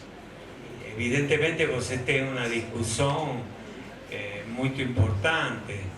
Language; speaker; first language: Portuguese; non-native, fluent; Spanish